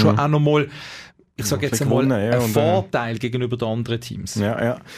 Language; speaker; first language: German; native; German